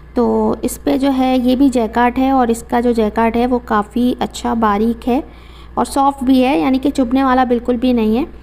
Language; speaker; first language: Urdu; native; Urdu